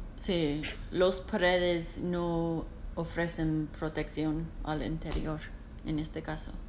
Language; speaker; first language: Spanish; non-native, learner; English